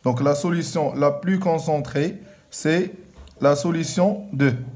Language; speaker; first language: French; non-native, local second language; Arabic